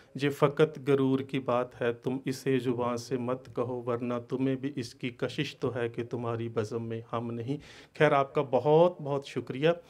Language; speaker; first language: Hindi; non-native, local second language; Punjabi